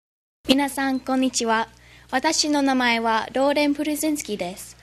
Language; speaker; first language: Japanese; non-native, learner; English